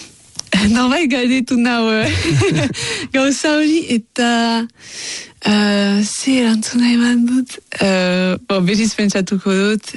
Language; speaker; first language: Basque; non-native, local second language; French